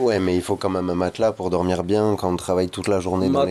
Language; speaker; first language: French; native; French